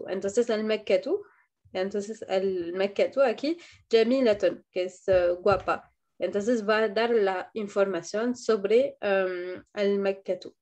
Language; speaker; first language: Spanish; non-native, fluent; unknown